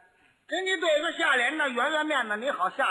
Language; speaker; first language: Chinese; native; Chinese